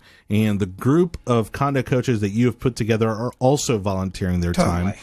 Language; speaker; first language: English; native; English